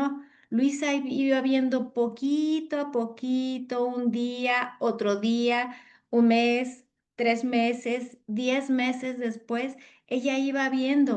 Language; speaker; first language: Spanish; native; Spanish